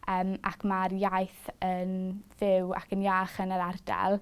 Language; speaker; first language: Welsh; non-native, fluent; English